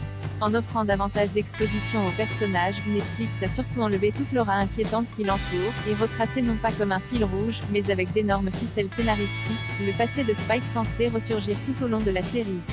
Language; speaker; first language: French; native; French